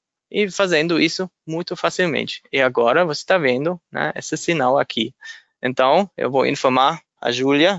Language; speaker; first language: Portuguese; non-native, fluent; German